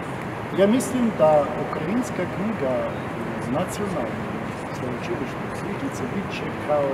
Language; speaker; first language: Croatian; non-native, fluent; Ukrainian